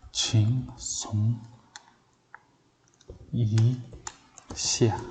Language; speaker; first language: Chinese; non-native, learner; Mongolian